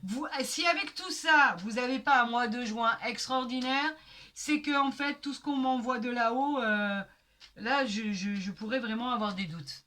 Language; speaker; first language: French; native; French